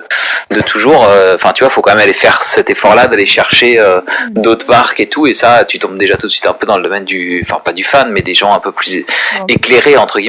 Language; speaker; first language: French; native; French